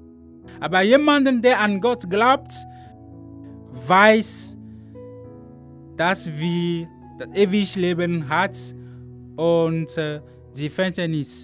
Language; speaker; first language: German; non-native, learner; Ewe